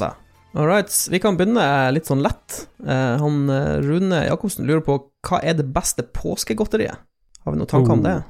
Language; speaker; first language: Norwegian; native; Norwegian